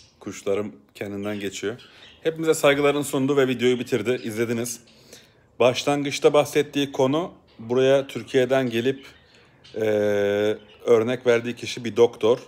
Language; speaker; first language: Turkish; native; Turkish